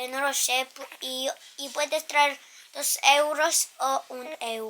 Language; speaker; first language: Spanish; early bilingual, other home language; Filipino